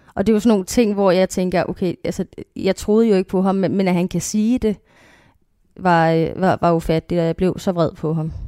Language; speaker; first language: Danish; native; Danish